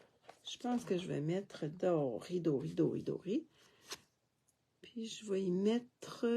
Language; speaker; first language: French; native; French